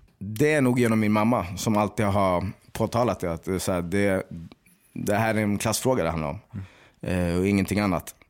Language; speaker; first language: Swedish; native; Swedish